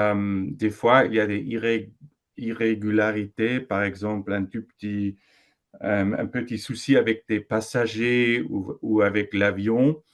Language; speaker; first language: French; non-native, fluent; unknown